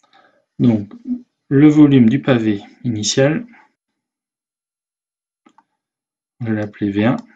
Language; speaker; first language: French; native; French